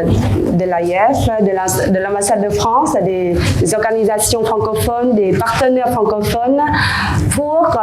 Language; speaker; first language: French; non-native, fluent; Vietnamese